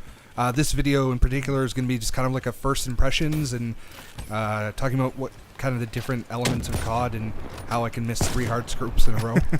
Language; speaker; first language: English; native; English